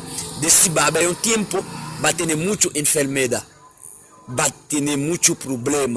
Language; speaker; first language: Spanish; non-native, learner; Haitian Creole